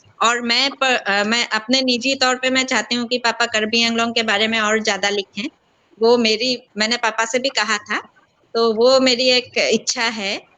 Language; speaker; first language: Hindi; native; Hindi